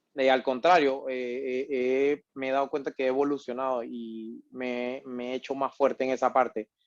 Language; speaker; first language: Spanish; native; Spanish